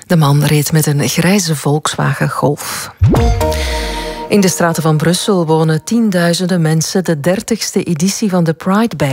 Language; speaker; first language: Dutch; native; Dutch